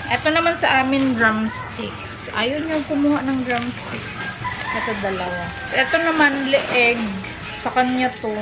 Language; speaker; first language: Filipino; non-native, local second language; Cebuano